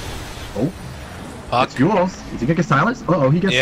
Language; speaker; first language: English; native; English